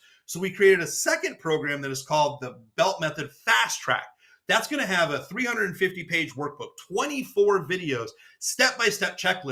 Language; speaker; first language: English; native; English